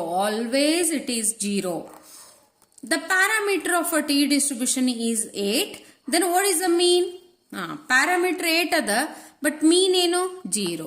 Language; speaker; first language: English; non-native, local second language; Kannada